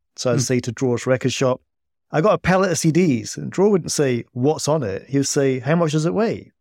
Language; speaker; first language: English; native; English